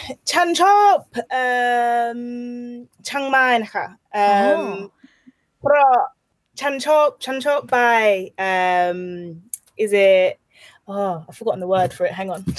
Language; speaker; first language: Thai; non-native, learner; English